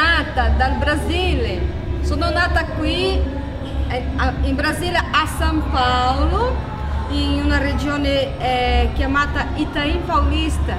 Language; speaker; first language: Italian; non-native, fluent; Portuguese